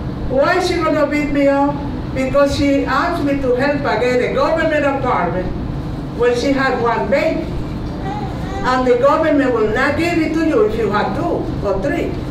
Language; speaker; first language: English; non-native, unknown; Spanish